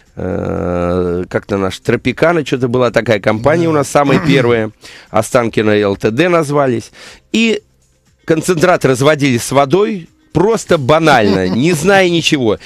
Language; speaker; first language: Russian; native; Russian